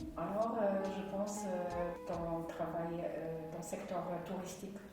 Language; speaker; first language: French; non-native, learner; Polish